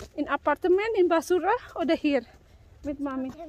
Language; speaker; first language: English; non-native, learner; Indonesian